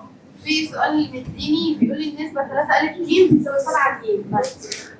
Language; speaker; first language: Arabic; native; Arabic